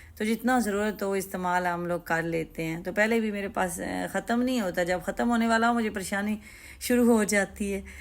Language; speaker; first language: Urdu; native; Urdu